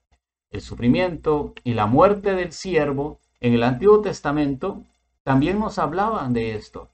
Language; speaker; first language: Spanish; native; Spanish